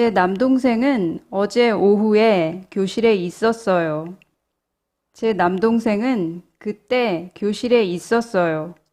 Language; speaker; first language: Korean; non-native, fluent; English